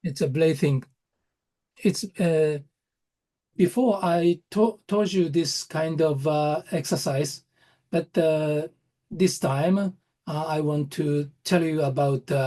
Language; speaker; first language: English; non-native, learner; Japanese